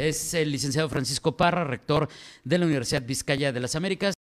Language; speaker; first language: Spanish; native; Spanish